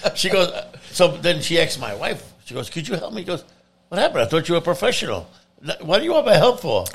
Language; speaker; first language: English; non-native, fluent; Italian